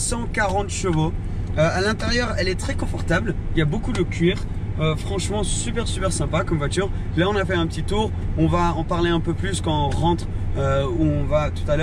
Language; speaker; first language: French; native; French